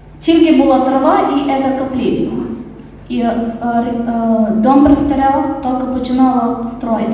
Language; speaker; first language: Ukrainian; non-native, learner; Polish